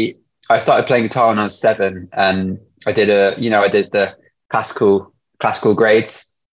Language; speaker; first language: English; native; English